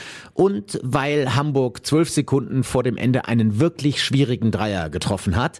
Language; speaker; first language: German; native; German